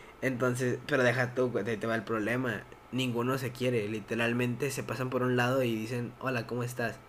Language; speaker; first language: Spanish; native; Spanish